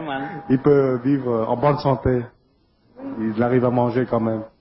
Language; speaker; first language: French; non-native, fluent; Vietnamese